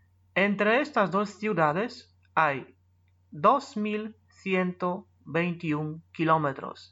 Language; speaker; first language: Spanish; non-native, fluent; Polish